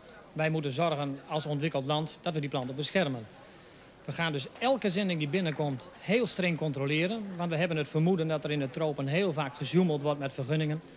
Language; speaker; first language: Dutch; native; Dutch